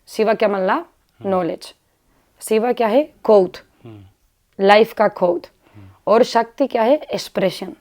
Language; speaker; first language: Hindi; non-native, learner; Spanish